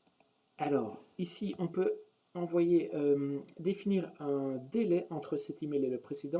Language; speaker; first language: French; native; French